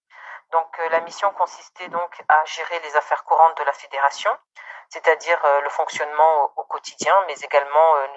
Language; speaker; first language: French; non-native, local second language; Comorian